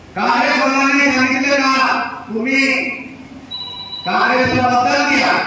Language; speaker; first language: Marathi; non-native, local second language; Bhili